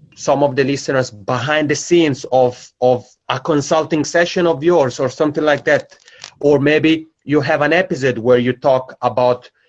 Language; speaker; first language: English; non-native, fluent; Italian